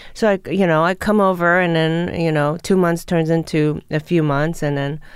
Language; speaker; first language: English; early bilingual, other home language; Japanese